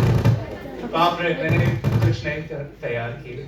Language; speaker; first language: Hindi; early bilingual, heritage; English